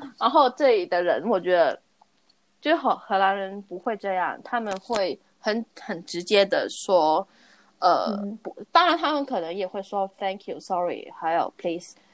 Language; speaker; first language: Chinese; non-native, local second language; Cantonese